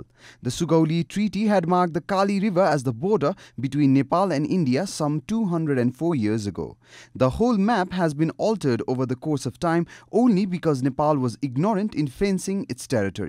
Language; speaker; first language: English; non-native, local second language; Nepali